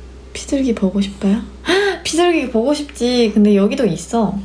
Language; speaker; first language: Korean; early bilingual, heritage; French